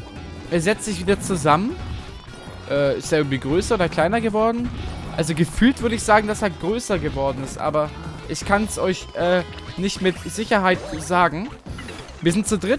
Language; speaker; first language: German; native; German